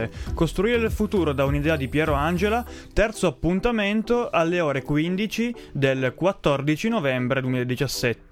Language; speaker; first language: Italian; native; Italian